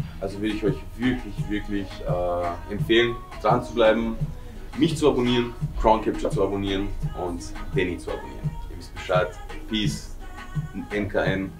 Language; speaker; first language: German; early bilingual, other home language; Serbian